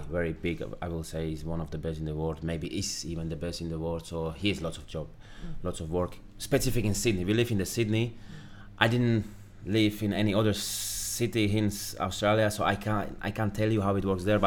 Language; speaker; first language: English; non-native, fluent; Slovak